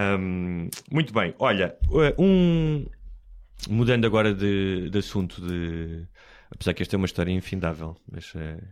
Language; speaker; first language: Portuguese; native; Portuguese